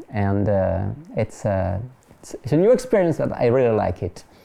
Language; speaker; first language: English; non-native, fluent; French